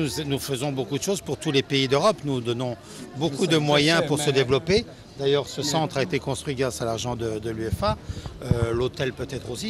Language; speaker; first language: French; native; French